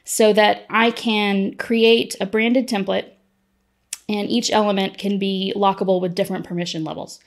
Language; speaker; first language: English; native; English